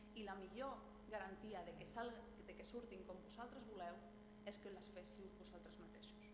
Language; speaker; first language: Catalan; non-native, local second language; Spanish